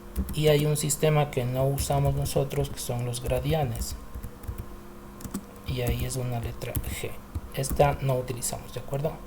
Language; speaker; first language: Spanish; native; Spanish